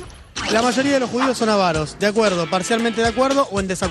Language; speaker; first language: Spanish; native; Spanish